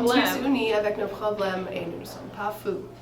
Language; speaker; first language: French; non-native, fluent; English